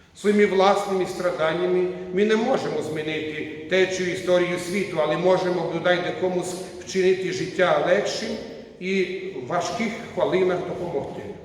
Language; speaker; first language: Ukrainian; non-native, learner; Croatian